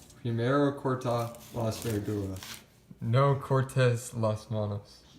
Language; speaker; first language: Spanish; non-native, learner; English